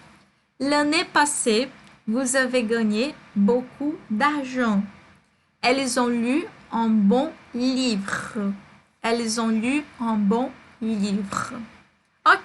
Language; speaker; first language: French; non-native, fluent; Portuguese